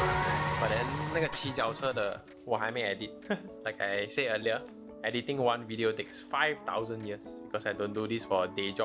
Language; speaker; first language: English; native; English